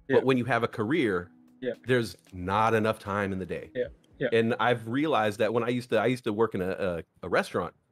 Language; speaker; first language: English; native; English